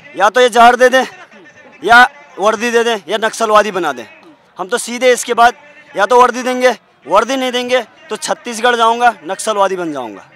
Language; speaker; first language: Hindi; native; Hindi